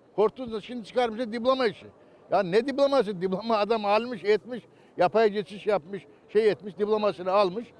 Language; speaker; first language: Turkish; native; Turkish